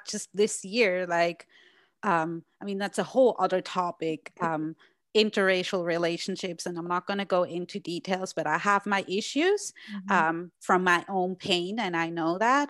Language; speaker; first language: English; non-native, fluent; German